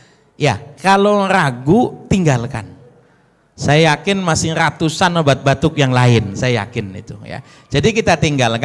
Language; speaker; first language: Indonesian; native; Indonesian